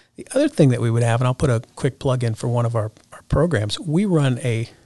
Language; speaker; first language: English; native; English